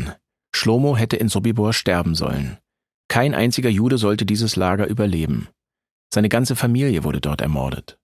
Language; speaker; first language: German; native; German